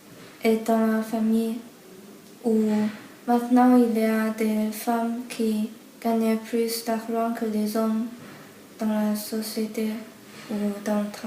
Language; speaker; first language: French; non-native, learner; Chinese